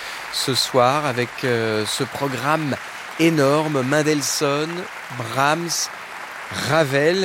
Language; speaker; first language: French; native; French